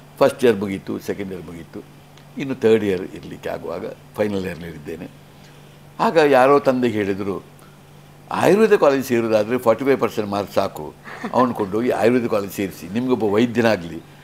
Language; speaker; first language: Kannada; non-native, local second language; Tulu